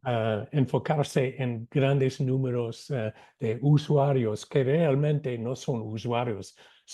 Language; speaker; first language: Spanish; non-native, fluent; English